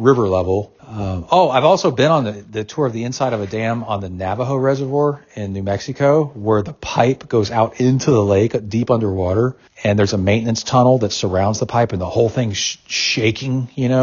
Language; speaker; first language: English; native; English